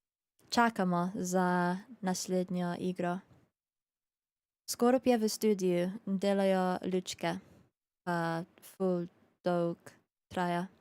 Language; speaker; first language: Slovenian; early bilingual, heritage; Slovenian